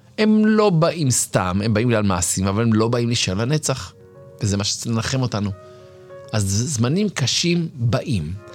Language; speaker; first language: Hebrew; native; Hebrew